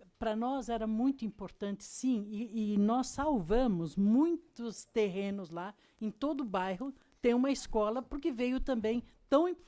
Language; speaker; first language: Portuguese; native; Portuguese